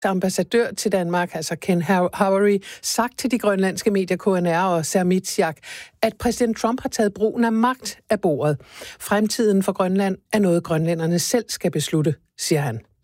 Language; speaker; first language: Danish; native; Danish